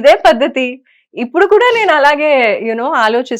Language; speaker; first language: Telugu; non-native, fluent; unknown